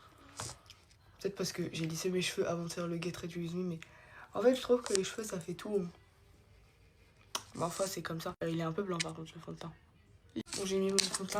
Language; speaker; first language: French; native; French